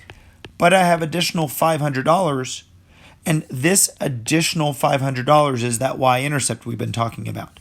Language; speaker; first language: English; native; English